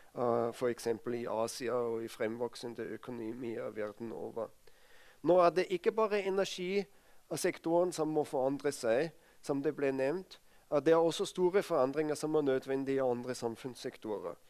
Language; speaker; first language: Norwegian; non-native, fluent; German